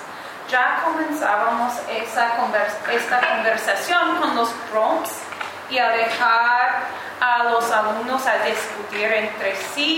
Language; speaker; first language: Spanish; non-native, fluent; English